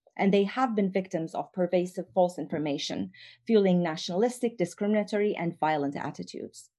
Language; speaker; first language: English; non-native, fluent; Turkish